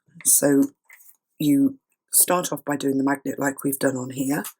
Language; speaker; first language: English; native; English